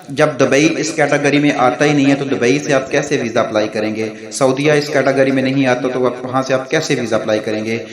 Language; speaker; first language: Urdu; non-native, local second language; Punjabi